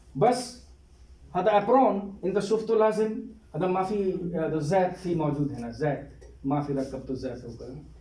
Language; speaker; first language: Arabic; non-native, learner; Hindi